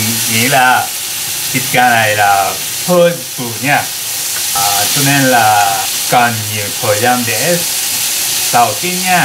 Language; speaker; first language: Vietnamese; non-native, learner; Japanese